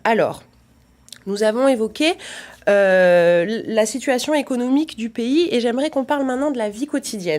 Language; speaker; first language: French; native; French